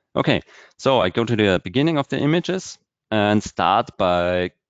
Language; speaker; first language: English; non-native, fluent; German